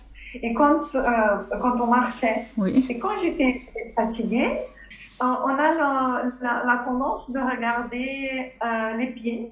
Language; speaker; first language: French; non-native, fluent; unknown